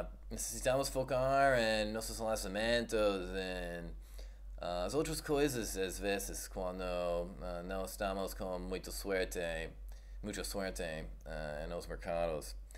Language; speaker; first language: Spanish; non-native, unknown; English